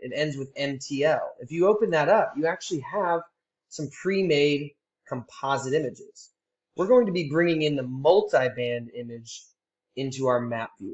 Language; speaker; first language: English; native; English